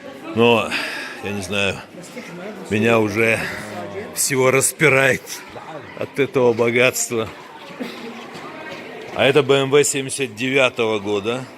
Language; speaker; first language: Russian; native; Russian